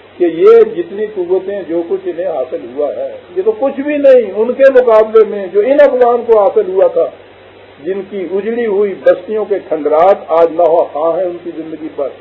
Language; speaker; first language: Urdu; non-native, local second language; Punjabi